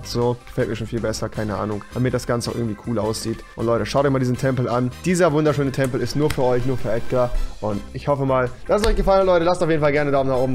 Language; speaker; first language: German; native; German